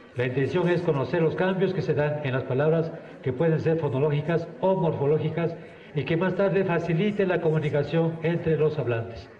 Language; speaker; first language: Spanish; non-native, local second language; Mixtepec Mixtec